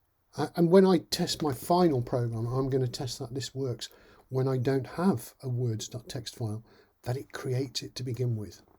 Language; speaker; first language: English; native; English